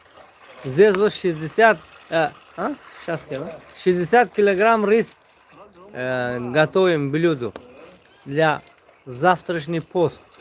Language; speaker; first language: Russian; non-native, local second language; Tajik